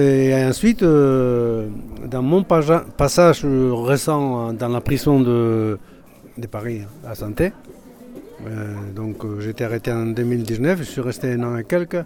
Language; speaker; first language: French; non-native, fluent; Basque